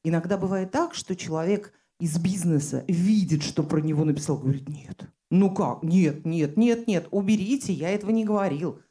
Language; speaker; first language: Russian; native; Russian